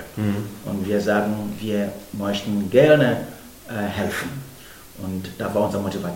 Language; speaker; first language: German; non-native, fluent; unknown